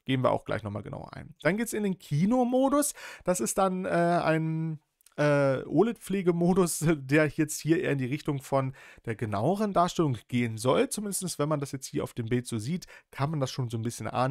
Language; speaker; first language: German; native; German